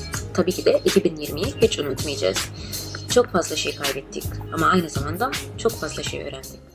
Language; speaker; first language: Turkish; non-native, fluent; Hausa